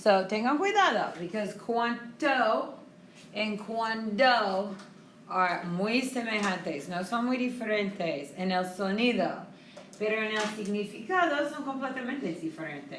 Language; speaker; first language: Spanish; non-native, fluent; English